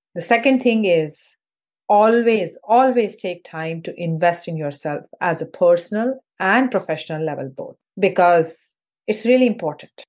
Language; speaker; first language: English; non-native, local second language; Hindi